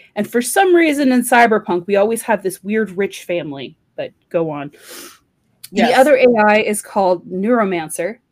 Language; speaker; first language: English; native; English